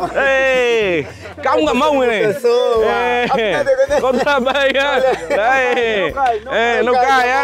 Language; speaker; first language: Portuguese; non-native, learner; Vietnamese